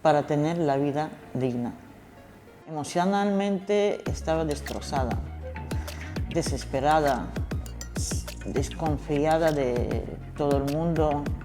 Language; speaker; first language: Spanish; non-native, fluent; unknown